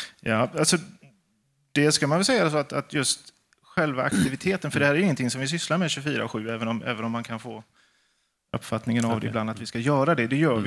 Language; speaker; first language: Swedish; native; Swedish